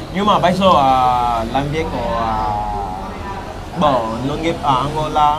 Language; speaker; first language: Vietnamese; non-native, learner; Portuguese